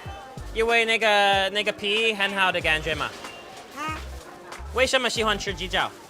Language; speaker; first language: Chinese; non-native, learner; English